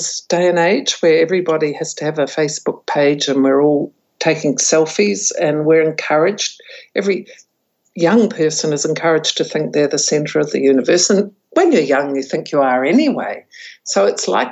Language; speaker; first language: English; native; English